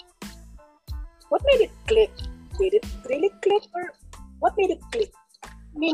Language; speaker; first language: English; non-native, local second language; Cebuano